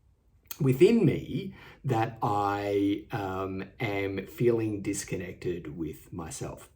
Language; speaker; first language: English; native; English